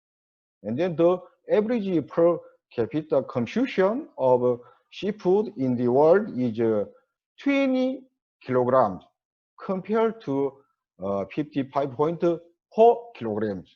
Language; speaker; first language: English; non-native, learner; Korean